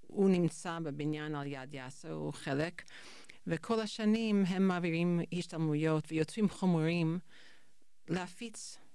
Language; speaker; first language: Hebrew; non-native, fluent; English